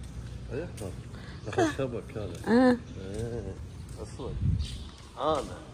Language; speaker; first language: Arabic; non-native, learner; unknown